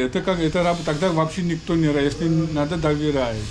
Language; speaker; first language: Russian; non-native, learner; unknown